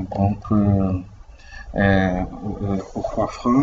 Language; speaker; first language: French; non-native, learner; Portuguese